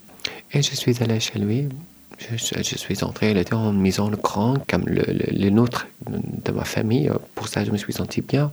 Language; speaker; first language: French; non-native, learner; Arabic